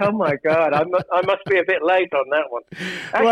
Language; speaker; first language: English; native; English